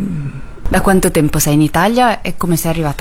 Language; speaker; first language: Italian; native; Italian